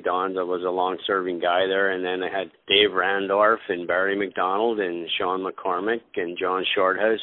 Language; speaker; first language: English; native; English